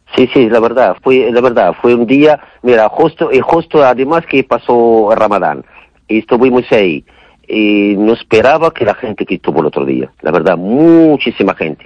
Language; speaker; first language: Spanish; non-native, fluent; Arabic